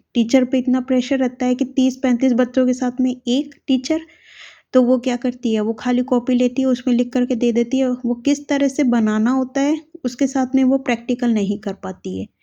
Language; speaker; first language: Hindi; native; Hindi